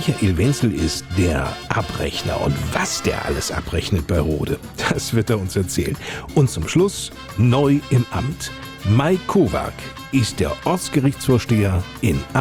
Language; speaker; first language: German; native; German